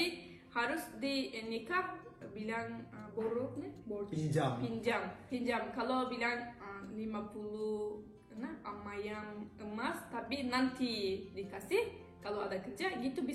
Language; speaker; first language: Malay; non-native, learner; Turkish